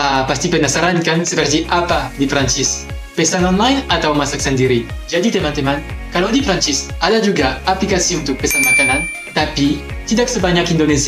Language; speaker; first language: Indonesian; non-native, fluent; French